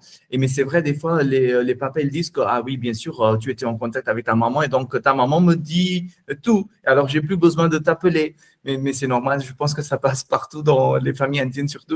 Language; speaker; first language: French; non-native, fluent; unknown